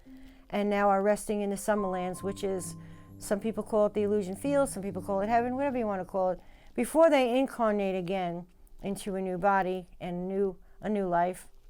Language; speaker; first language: English; native; English